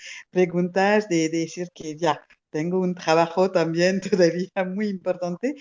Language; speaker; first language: Spanish; non-native, fluent; French